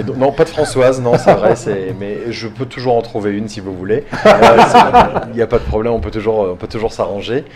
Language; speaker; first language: French; native; French